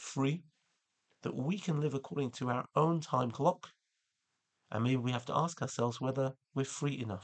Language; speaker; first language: English; native; English